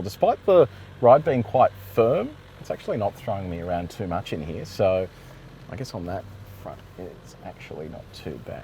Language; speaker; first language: English; native; English